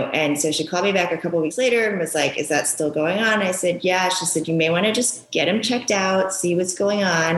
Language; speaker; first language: English; early bilingual, other home language; Japanese